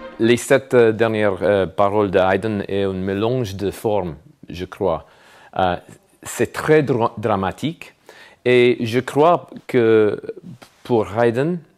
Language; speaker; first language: French; non-native, fluent; English